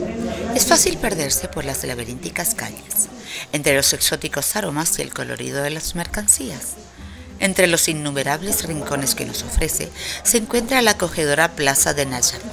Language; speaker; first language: Spanish; native; Spanish